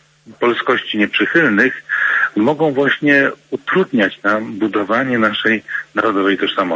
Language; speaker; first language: Polish; native; Polish